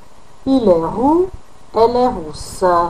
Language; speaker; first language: French; non-native, fluent; Macedonian